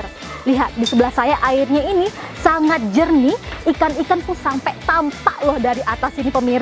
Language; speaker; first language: Indonesian; native; Indonesian